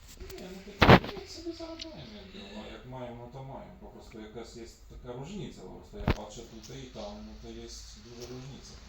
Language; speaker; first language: Polish; non-native, fluent; Ukrainian